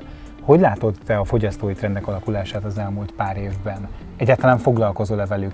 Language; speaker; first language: Hungarian; native; Hungarian